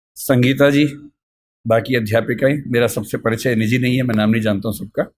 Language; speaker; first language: Hindi; native; Hindi